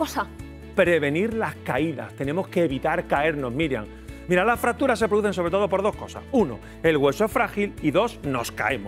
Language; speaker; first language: Spanish; native; Spanish